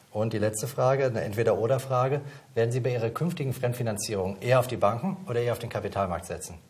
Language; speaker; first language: German; native; German